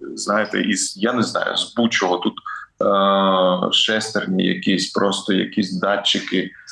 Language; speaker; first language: Ukrainian; non-native, local second language; Russian